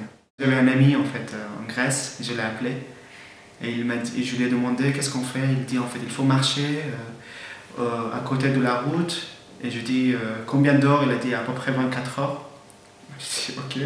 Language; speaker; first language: French; non-native, fluent; Persian